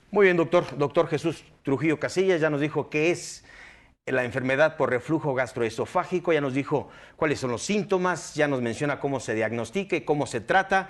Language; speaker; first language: Spanish; native; Spanish